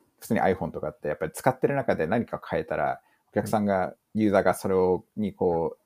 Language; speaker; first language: Japanese; early bilingual, heritage; English